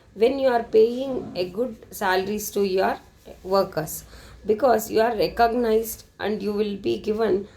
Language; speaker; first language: English; non-native, local second language; Kannada